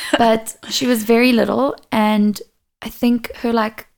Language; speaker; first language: English; non-native, local second language; Portuguese